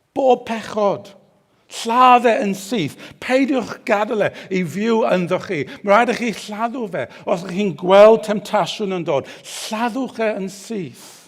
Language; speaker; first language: Welsh; native; Welsh